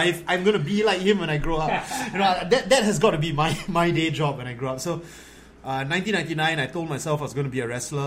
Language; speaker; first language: English; native; English